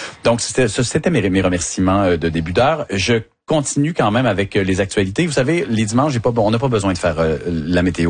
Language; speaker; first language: French; native; French